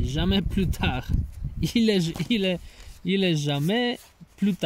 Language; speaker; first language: French; non-native, learner; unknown